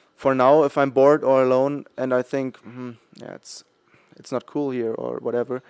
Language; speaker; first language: English; non-native, fluent; German